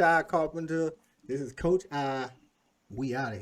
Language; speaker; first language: English; native; English